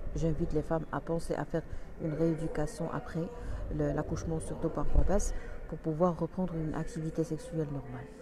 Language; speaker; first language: French; non-native, local second language; Arabic